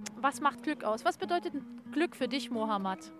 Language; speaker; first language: German; native; German